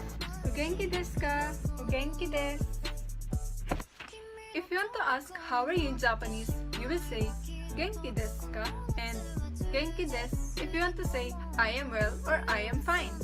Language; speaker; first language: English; non-native, local second language; Filipino